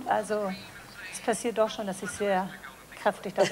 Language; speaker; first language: German; native; German